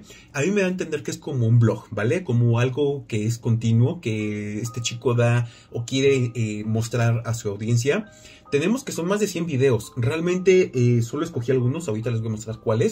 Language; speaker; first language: Spanish; native; Spanish